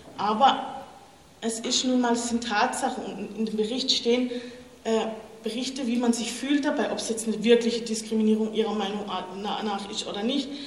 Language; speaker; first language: German; native; German